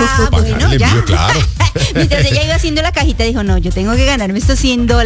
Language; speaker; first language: Spanish; native; Spanish